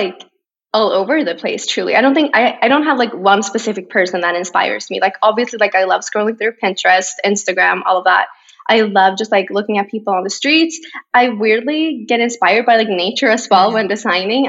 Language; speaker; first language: English; non-native, fluent; Swedish